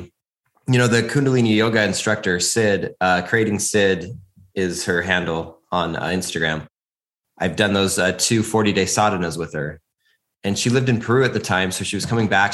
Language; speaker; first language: English; native; English